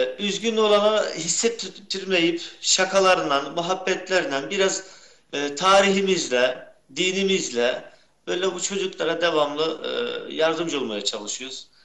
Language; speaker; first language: Turkish; early bilingual, heritage; Turkish